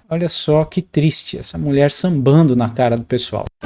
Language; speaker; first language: Portuguese; native; Portuguese